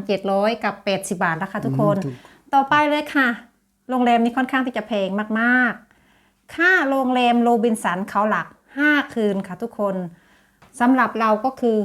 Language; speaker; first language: Thai; native; Thai